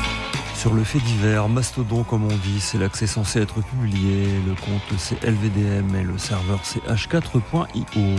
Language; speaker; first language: French; native; French